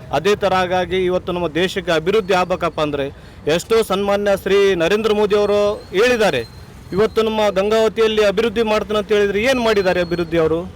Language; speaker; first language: Kannada; native; Kannada